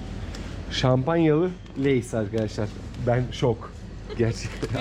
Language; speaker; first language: Turkish; native; Turkish